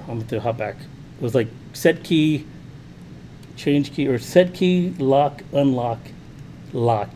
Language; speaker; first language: English; native; English